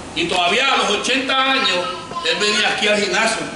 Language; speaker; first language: Spanish; native; Spanish